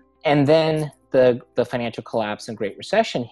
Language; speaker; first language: English; native; English